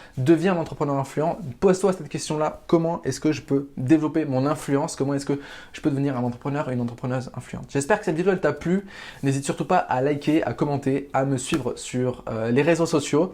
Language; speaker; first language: French; native; French